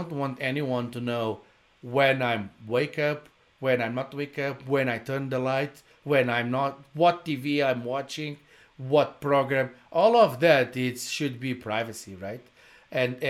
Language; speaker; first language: English; non-native, fluent; Portuguese